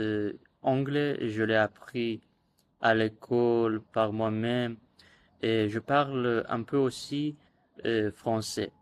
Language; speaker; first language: French; non-native, learner; Azerbaijani